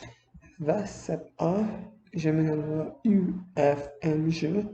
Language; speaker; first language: French; non-native, learner; English